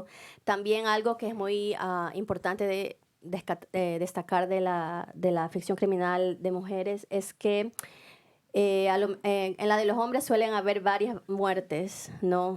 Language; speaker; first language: Spanish; native; Spanish